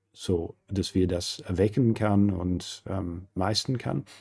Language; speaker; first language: German; non-native, fluent; English